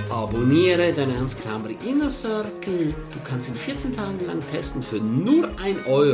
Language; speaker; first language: German; native; German